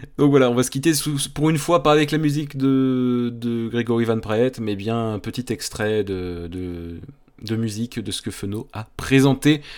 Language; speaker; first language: French; native; French